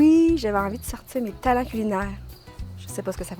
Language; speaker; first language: French; native; French